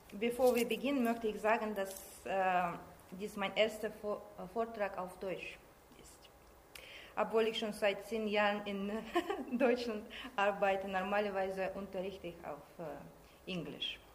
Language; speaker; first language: German; non-native, learner; Russian